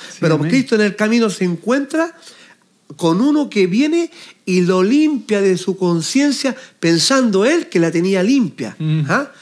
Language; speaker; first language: Spanish; native; Spanish